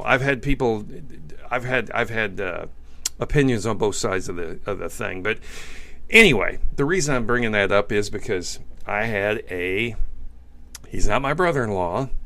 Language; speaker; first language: English; native; English